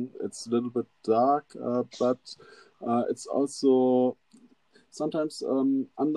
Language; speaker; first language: English; non-native, fluent; German